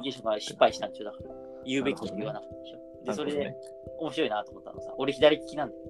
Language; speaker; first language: Japanese; native; Japanese